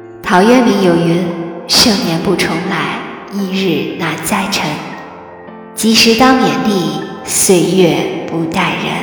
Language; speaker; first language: Chinese; native; Chinese